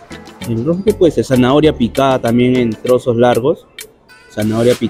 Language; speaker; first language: Spanish; native; Spanish